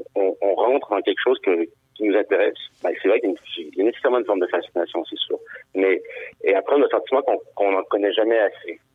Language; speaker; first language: French; native; French